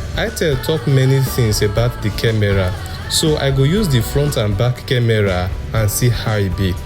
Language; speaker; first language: Nigerian Pidgin; native; Nigerian Pidgin